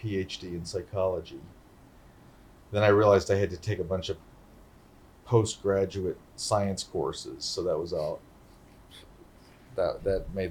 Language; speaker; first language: English; native; English